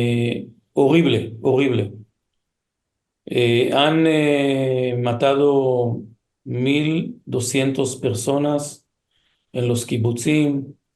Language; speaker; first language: Spanish; early bilingual, heritage; Hebrew